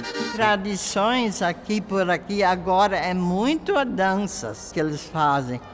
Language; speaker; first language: Portuguese; non-native, local second language; German